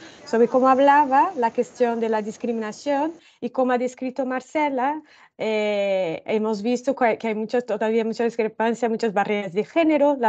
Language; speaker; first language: Spanish; non-native, fluent; Portuguese